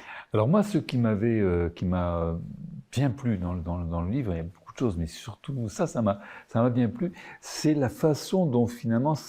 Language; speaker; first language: French; native; French